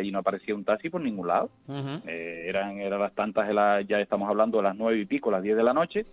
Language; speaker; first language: Spanish; native; Spanish